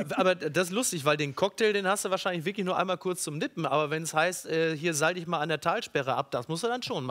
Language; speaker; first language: German; native; German